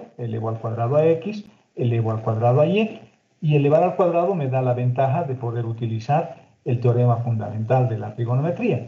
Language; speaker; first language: Spanish; native; Spanish